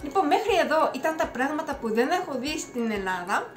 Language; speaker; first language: Greek; non-native, fluent; Japanese